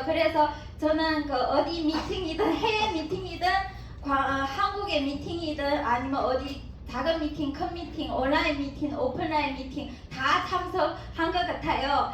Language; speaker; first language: Korean; non-native, learner; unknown